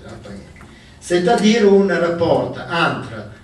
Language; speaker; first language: French; non-native, learner; Italian